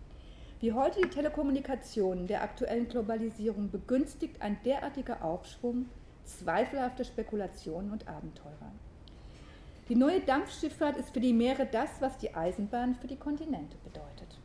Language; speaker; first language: German; native; German